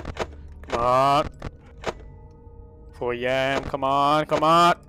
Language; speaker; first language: English; non-native, learner; Italian